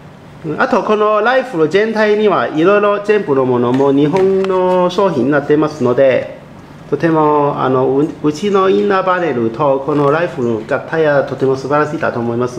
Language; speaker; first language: Japanese; non-native, fluent; Chinese